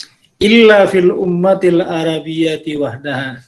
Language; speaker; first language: Arabic; non-native, fluent; Indonesian